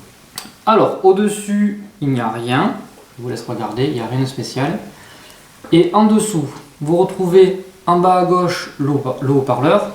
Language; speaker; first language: French; native; French